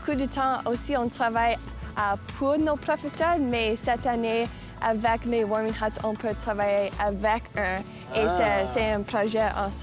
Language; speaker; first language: French; non-native, local second language; English